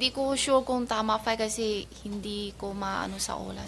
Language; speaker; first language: Filipino; non-native, learner; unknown